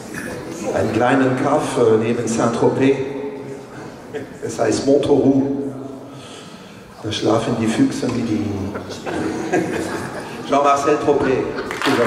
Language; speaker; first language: German; non-native, learner; French